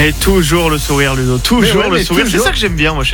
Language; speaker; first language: French; native; French